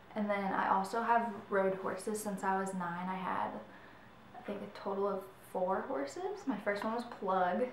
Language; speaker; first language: English; native; English